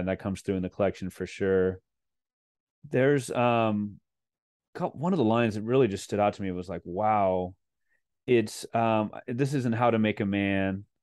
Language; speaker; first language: English; native; English